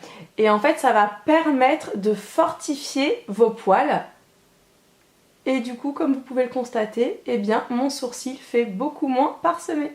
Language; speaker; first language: French; native; French